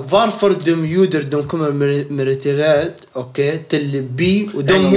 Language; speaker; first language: Swedish; non-native, learner; Arabic